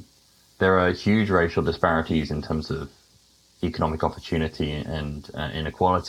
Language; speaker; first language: English; native; English